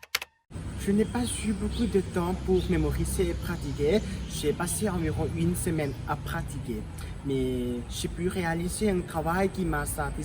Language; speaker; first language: French; non-native, fluent; Thai